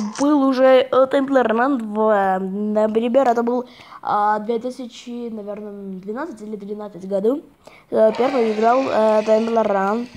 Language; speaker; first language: Russian; non-native, fluent; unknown